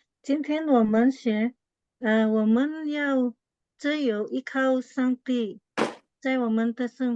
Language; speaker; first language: Chinese; non-native, learner; Indonesian